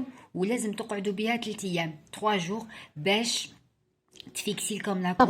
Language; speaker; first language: Arabic; native; Arabic